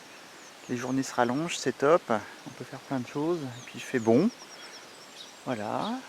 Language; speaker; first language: French; native; French